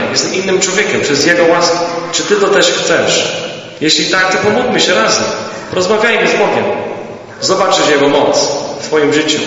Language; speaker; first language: Polish; early bilingual, heritage; Polish